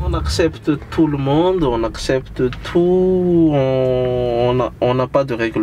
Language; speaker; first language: French; non-native, local second language; Malagasy